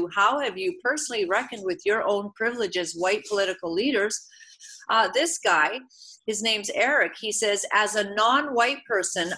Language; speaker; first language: English; native; English